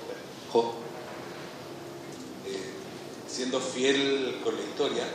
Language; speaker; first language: Spanish; native; Spanish